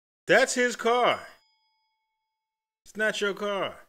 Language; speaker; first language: English; native; English